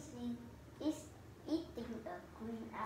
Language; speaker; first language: English; non-native, learner; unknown